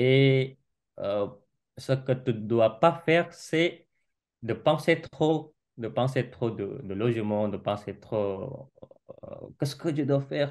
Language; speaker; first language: French; non-native, fluent; Indonesian